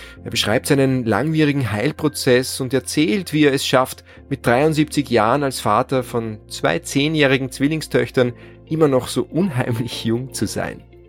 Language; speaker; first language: German; native; German